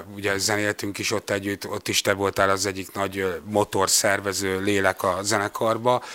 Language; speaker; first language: Hungarian; native; Hungarian